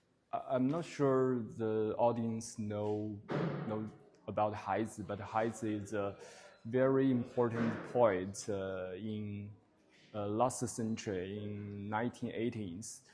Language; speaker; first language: English; non-native, learner; Chinese